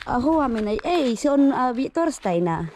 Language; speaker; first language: Finnish; non-native, learner; Waray